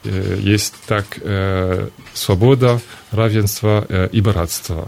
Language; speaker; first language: Russian; non-native, fluent; French